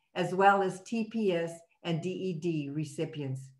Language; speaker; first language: English; native; English